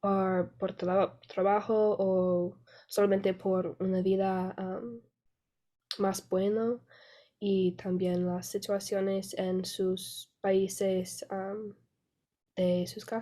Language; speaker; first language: Spanish; non-native, learner; English